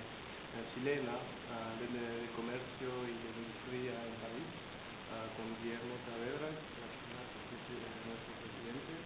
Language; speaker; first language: Spanish; non-native, fluent; French